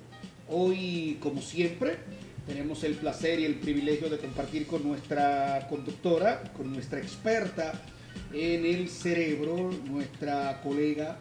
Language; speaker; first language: Spanish; native; Spanish